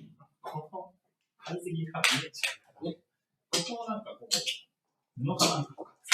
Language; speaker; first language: Japanese; native; Japanese